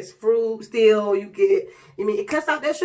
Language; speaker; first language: English; native; English